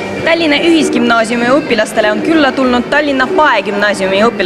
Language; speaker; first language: Estonian; native; Estonian